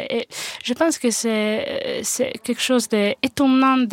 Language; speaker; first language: French; non-native, fluent; Italian